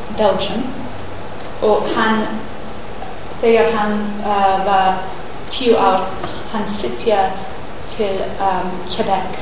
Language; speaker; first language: Icelandic; non-native, learner; English